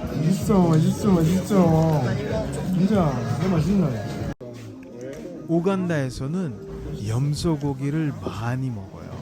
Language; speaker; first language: Korean; non-native, fluent; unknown